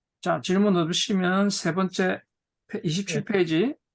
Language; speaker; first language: Korean; native; Korean